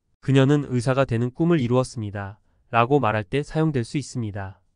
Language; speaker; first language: Korean; native; Korean